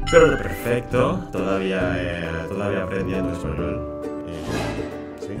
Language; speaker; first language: Spanish; non-native, learner; Indonesian